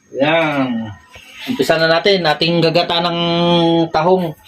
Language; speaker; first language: Filipino; non-native, local second language; Iloko